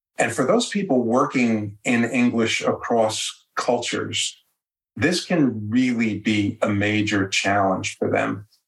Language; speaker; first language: English; native; English